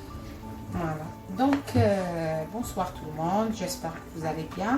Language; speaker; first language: French; non-native, local second language; Arabic